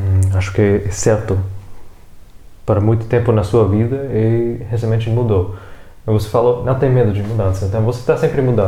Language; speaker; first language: Portuguese; non-native, fluent; English